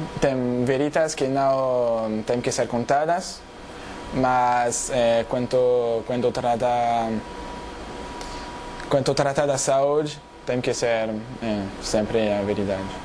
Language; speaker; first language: Portuguese; non-native, learner; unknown